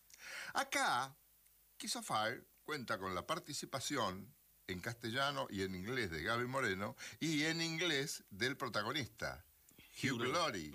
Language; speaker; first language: Spanish; native; Spanish